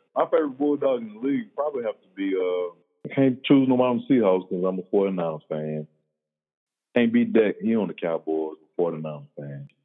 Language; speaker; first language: English; native; English